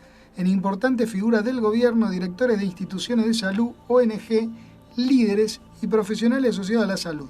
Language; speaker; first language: Spanish; native; Spanish